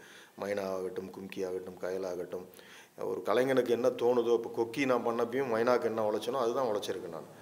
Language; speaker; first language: Tamil; native; Tamil